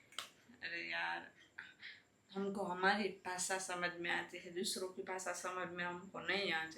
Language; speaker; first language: Hindi; non-native, local second language; Gujarati